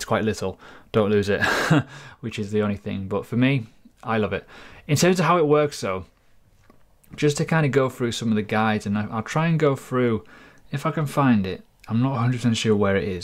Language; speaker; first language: English; native; English